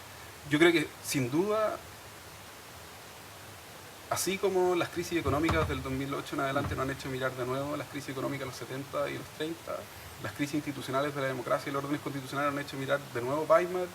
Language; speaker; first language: Spanish; native; Spanish